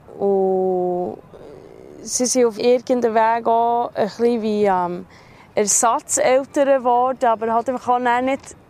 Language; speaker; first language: German; early bilingual, heritage; German